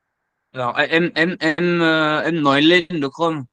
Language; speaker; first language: Vietnamese; non-native, learner; French